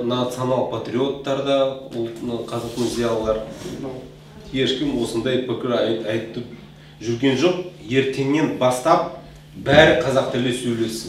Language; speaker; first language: Kazakh; non-native, local second language; Russian